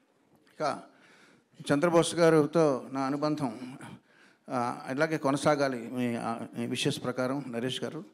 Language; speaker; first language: Telugu; native; Telugu